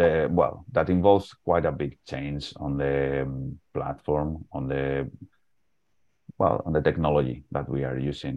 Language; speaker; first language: English; non-native, fluent; Spanish